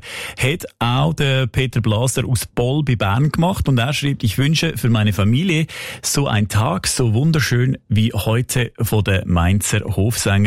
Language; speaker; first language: German; native; German